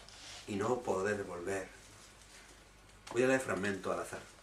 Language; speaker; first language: Spanish; native; Spanish